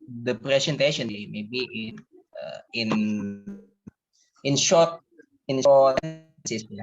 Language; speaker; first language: English; non-native, learner; Indonesian